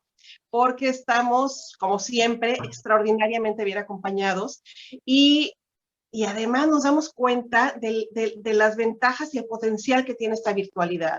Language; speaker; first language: Spanish; native; Spanish